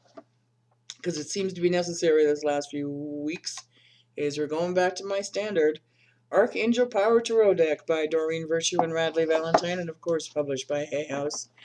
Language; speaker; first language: English; native; English